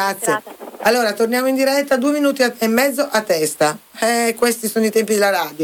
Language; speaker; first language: Italian; native; Italian